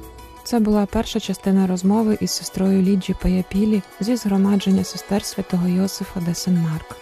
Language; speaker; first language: Ukrainian; native; Ukrainian